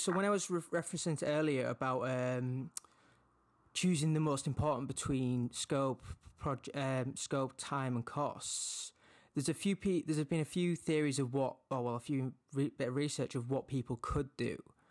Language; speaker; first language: English; native; English